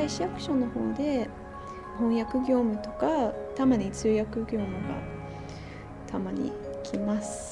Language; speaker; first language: Japanese; non-native, fluent; English